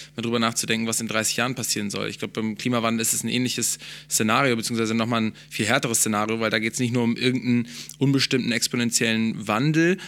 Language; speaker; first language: German; native; German